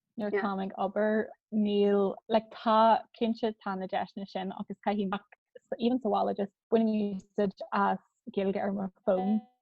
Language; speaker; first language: Irish; non-native, local second language; English